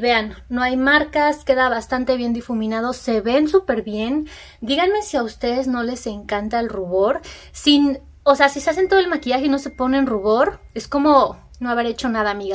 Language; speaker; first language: Spanish; native; Spanish